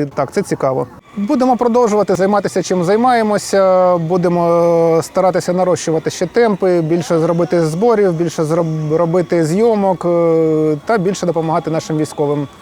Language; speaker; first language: Ukrainian; non-native, local second language; Russian